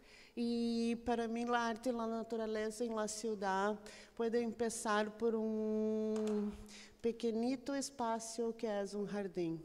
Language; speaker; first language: Spanish; non-native, fluent; Portuguese